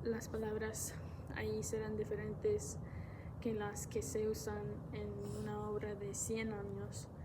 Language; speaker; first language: Spanish; non-native, fluent; English